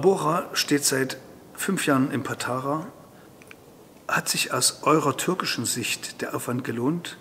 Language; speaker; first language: German; native; German